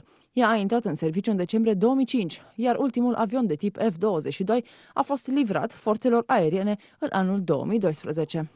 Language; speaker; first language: Romanian; native; Romanian